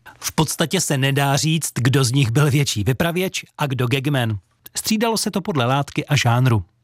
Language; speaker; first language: Czech; native; Czech